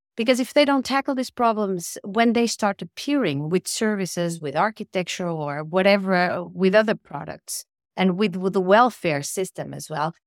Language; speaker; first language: English; non-native, fluent; Portuguese